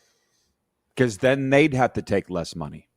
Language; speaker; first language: English; native; English